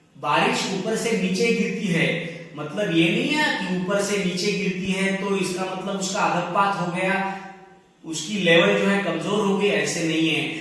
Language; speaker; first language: Hindi; non-native, local second language; Marathi